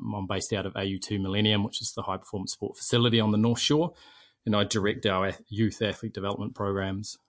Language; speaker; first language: English; native; English